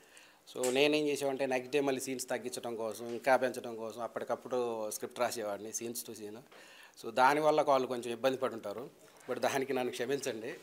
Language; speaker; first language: Telugu; native; Telugu